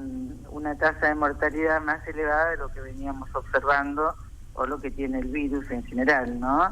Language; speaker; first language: Spanish; native; Spanish